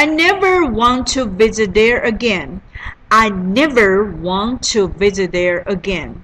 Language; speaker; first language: English; non-native, learner; Chinese